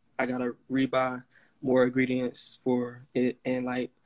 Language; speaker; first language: English; native; English